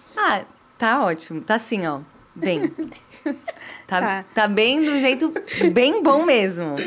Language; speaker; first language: Portuguese; native; Portuguese